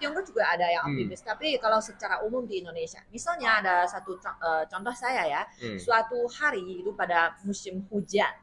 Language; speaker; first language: Indonesian; non-native, fluent; Chinese